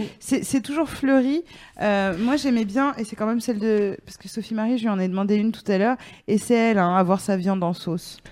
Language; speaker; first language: French; native; French